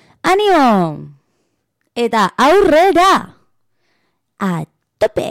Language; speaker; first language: Basque; non-native, learner; Spanish